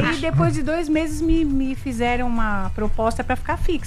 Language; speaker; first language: Portuguese; native; Portuguese